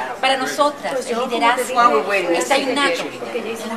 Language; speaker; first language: Spanish; native; Spanish